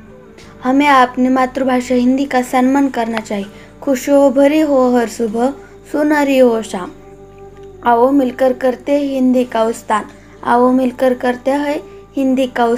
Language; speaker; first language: Hindi; non-native, local second language; Marathi